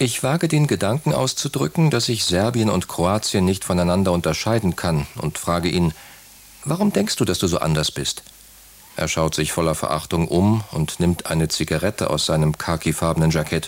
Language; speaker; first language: German; native; German